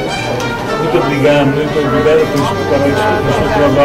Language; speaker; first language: Portuguese; non-native, learner; Romanian